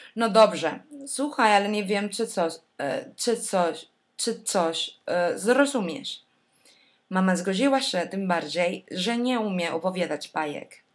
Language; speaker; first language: Polish; non-native, learner; Spanish